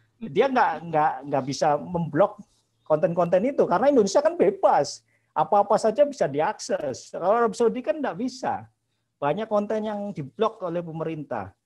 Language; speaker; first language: Indonesian; native; Indonesian